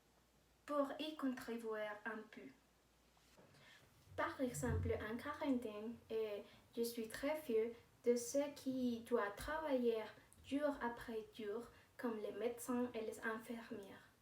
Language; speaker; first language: French; non-native, learner; Spanish